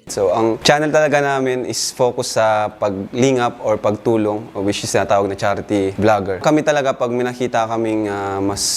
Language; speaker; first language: Filipino; non-native, local second language; Bikol